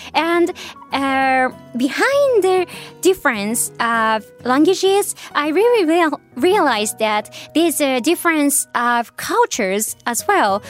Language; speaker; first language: English; non-native, fluent; Japanese